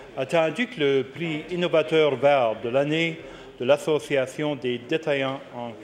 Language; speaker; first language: French; native; French